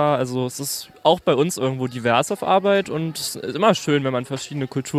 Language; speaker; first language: German; native; German